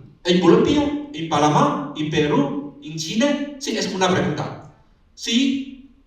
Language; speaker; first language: Spanish; non-native, learner; Chinese